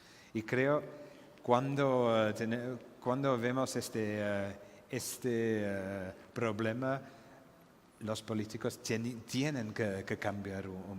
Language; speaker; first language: Spanish; non-native, fluent; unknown